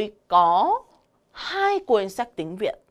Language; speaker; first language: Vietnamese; non-native, learner; Korean